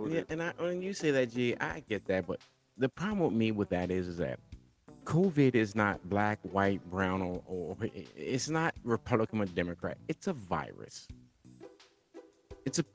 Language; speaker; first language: English; native; English